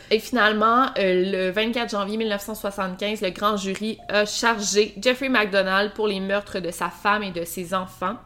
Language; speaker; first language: French; native; French